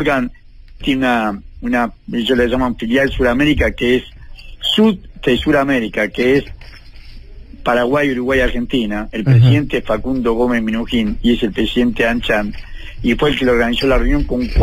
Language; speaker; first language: Spanish; native; Spanish